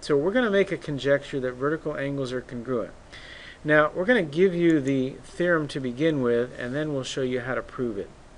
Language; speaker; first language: English; native; English